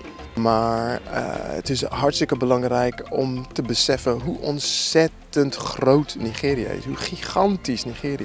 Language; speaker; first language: Dutch; non-native, fluent; English